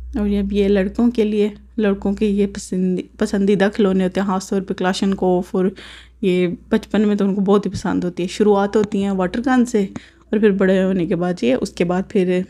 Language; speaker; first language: Urdu; native; Urdu